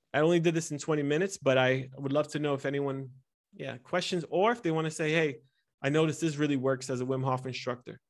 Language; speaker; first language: English; early bilingual, other home language; Italian